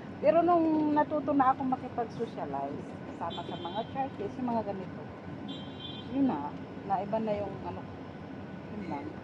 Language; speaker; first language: Filipino; native; Filipino